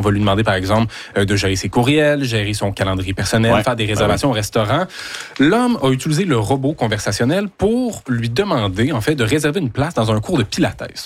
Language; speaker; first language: French; native; French